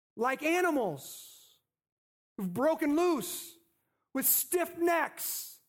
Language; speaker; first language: English; native; English